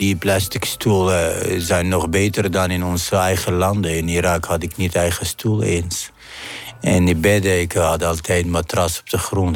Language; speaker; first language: Dutch; non-native, fluent; Arabic